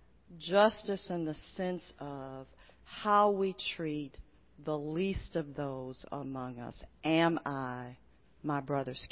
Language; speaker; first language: English; native; English